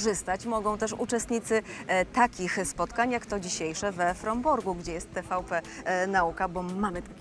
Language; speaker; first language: Polish; native; Polish